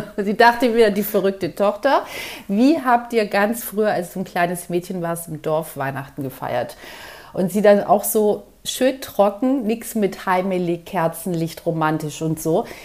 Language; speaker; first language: German; early bilingual, other home language; Greek